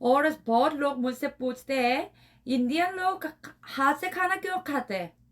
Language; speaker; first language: Hindi; non-native, learner; Korean